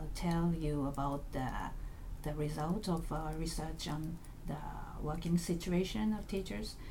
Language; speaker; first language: English; non-native, learner; Japanese